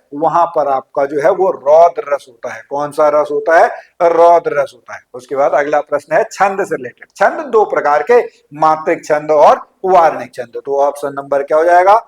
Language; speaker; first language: Hindi; native; Hindi